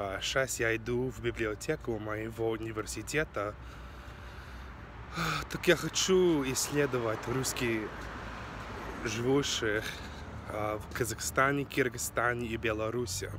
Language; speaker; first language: Russian; non-native, learner; English